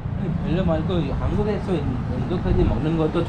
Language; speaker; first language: Korean; non-native, learner; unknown